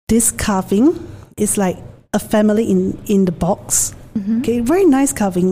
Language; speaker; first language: English; non-native, local second language; Min Nan Chinese